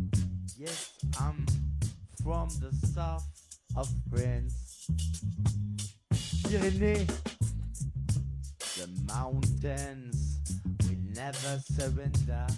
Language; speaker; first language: English; non-native, learner; French